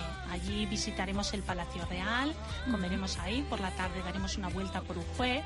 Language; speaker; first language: Spanish; native; Spanish